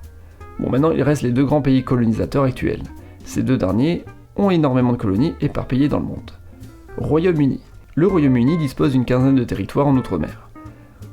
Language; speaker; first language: French; native; French